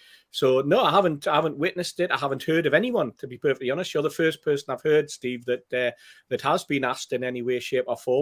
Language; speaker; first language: English; native; English